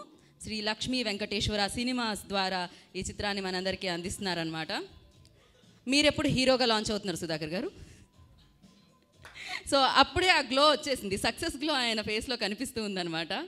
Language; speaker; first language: Telugu; native; Telugu